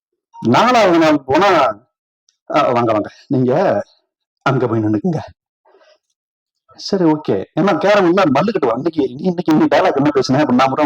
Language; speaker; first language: Tamil; native; Tamil